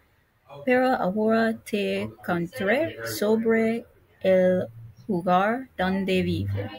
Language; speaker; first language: Spanish; non-native, learner; English